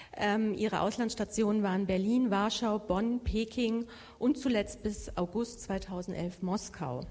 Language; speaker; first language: German; native; German